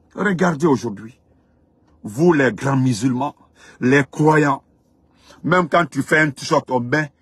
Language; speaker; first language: French; non-native, local second language; Fula